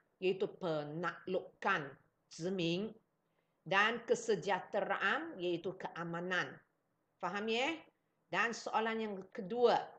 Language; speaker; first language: Malay; non-native, local second language; Chinese